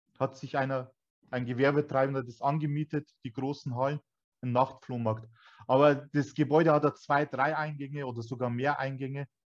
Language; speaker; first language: German; early bilingual, other home language; Turkish